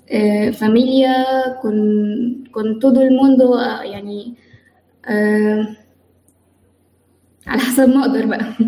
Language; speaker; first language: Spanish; non-native, learner; Arabic